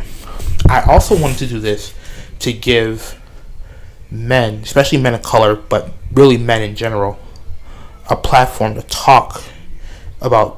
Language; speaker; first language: English; native; English